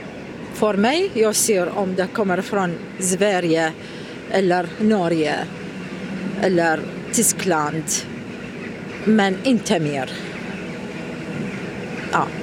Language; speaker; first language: Swedish; non-native, learner; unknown